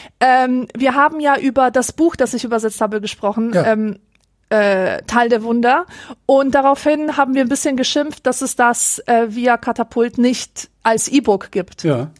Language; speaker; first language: German; early bilingual, other home language; Polish